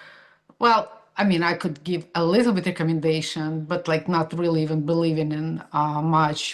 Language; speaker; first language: English; non-native, fluent; Russian